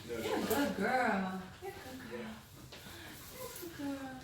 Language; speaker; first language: English; native; English